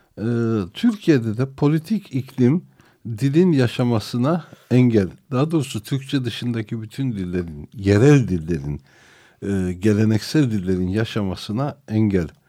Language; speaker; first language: Turkish; non-native, local second language; Armenian